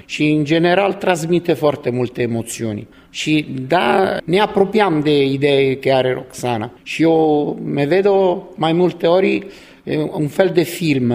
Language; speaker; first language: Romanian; non-native, learner; Italian